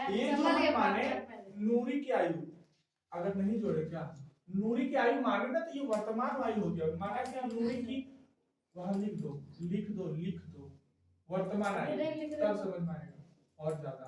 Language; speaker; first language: Hindi; native; Hindi